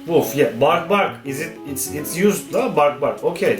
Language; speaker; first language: English; non-native, fluent; Turkish